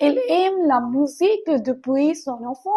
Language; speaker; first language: French; non-native, fluent; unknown